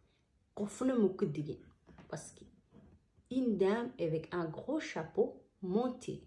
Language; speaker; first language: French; non-native, learner; Somali